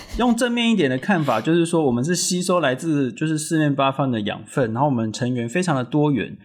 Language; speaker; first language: Chinese; native; Chinese